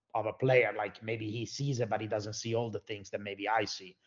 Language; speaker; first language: English; non-native, fluent; Italian